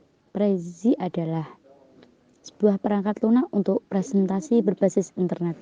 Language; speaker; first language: Indonesian; native; Indonesian